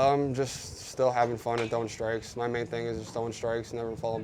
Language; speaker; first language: English; native; English